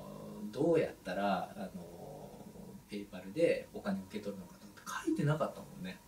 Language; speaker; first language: Japanese; native; Japanese